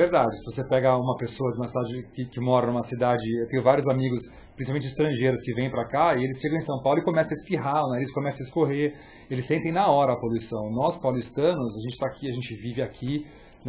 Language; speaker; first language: Portuguese; native; Portuguese